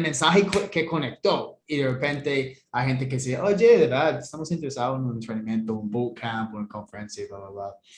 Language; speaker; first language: Spanish; non-native, fluent; English